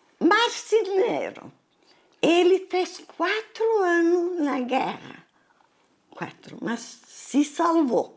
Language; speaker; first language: Portuguese; early bilingual, other home language; Italian